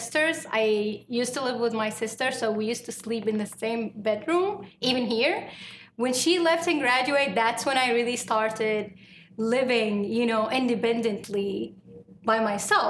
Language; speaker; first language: English; non-native, fluent; Arabic